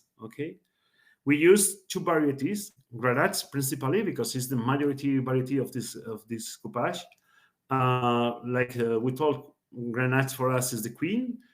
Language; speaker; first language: English; non-native, learner; Spanish